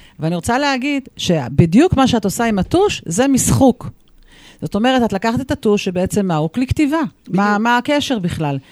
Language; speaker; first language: Hebrew; native; Hebrew